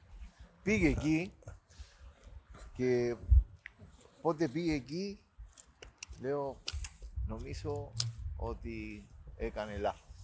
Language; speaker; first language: Greek; non-native, learner; Spanish